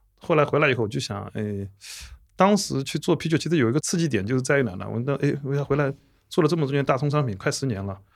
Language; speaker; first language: Chinese; native; Chinese